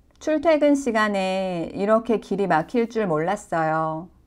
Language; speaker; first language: Korean; non-native, fluent; Chinese